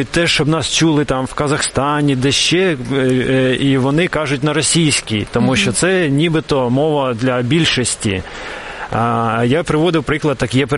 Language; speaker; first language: Ukrainian; non-native, local second language; Russian